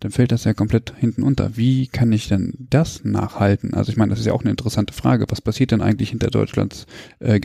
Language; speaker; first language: German; native; German